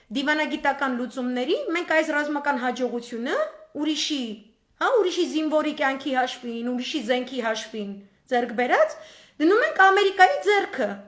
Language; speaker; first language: Armenian; native; Armenian